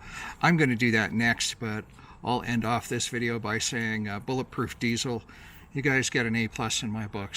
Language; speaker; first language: English; native; English